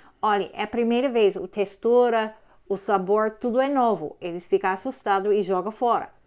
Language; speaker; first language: Portuguese; non-native, learner; English